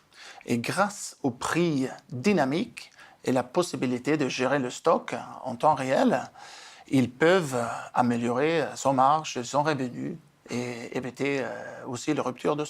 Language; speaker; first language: French; non-native, fluent; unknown